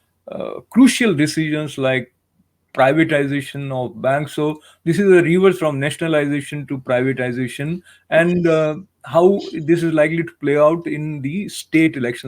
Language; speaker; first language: English; non-native, local second language; Hindi